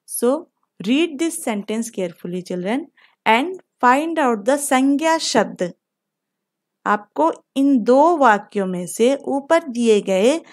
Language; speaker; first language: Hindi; non-native, local second language; Telugu